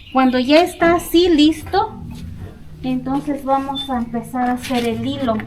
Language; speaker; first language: Spanish; native; Spanish